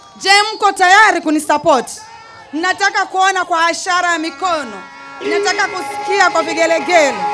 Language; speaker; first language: Swahili; native; Swahili